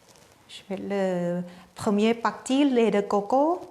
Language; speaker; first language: French; non-native, learner; Thai